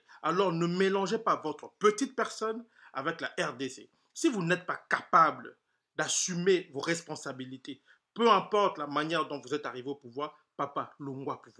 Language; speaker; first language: French; non-native, local second language; Lingala